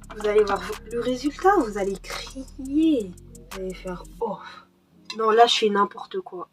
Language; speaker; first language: French; early bilingual, other home language; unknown